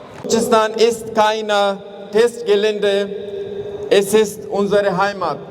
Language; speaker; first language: German; non-native, learner; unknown